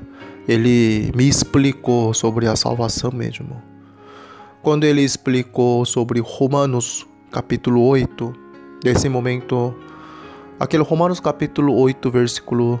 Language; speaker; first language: Portuguese; non-native, learner; Korean